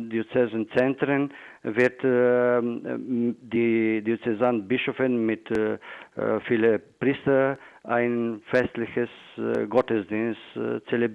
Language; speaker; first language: German; non-native, fluent; Bulgarian